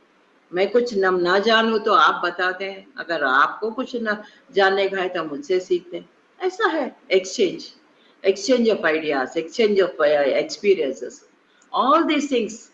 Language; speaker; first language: Hindi; non-native, local second language; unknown